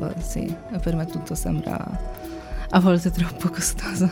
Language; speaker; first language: Italian; non-native, learner; Polish